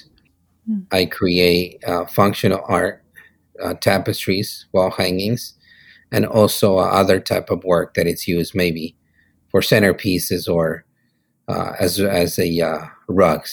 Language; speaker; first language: English; non-native, fluent; Spanish